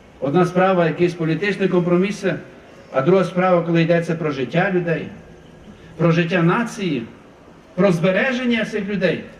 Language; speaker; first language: Ukrainian; native; Ukrainian